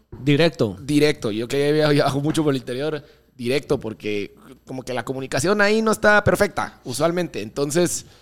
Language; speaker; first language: Spanish; native; Spanish